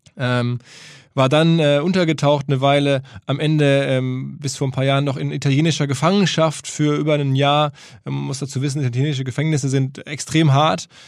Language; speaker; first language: German; native; German